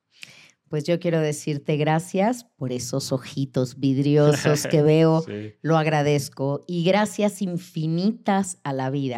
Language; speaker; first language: Spanish; native; Spanish